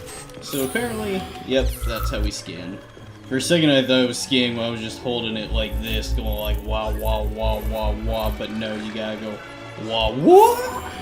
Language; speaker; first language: English; native; English